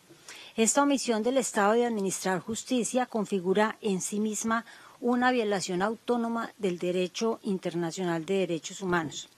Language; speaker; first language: Spanish; native; Spanish